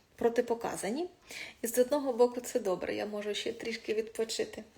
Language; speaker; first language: Ukrainian; non-native, local second language; Russian